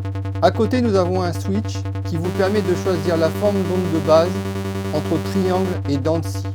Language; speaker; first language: French; native; French